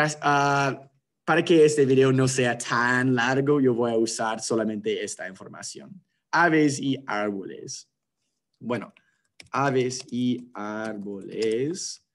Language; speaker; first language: Spanish; non-native, fluent; English